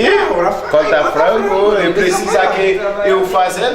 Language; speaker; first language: Portuguese; non-native, learner; Haitian Creole